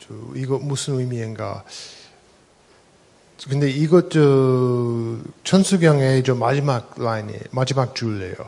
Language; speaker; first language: Korean; non-native, fluent; English